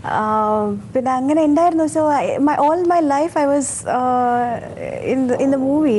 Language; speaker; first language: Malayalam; non-native, local second language; Tamil